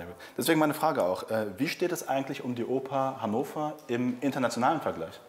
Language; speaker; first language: German; native; German